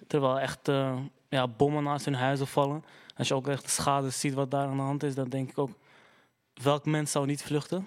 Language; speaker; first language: Dutch; early bilingual, other home language; Arabic